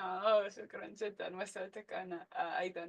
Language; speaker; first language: Arabic; non-native, learner; English